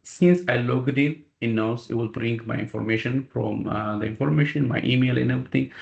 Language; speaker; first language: English; non-native, local second language; Amharic